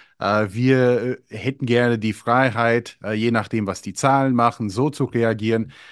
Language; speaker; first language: German; early bilingual, other home language; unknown